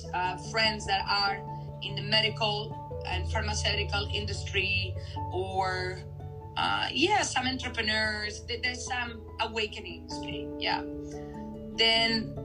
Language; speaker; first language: English; non-native, fluent; Spanish